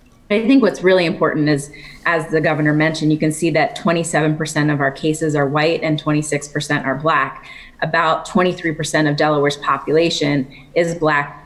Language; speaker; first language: English; native; English